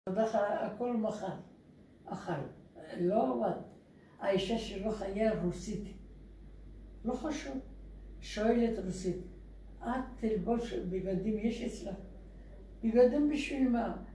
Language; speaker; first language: Hebrew; non-native, learner; Russian